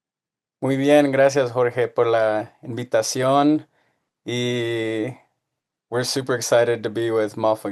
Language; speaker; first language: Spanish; early bilingual, heritage; Spanish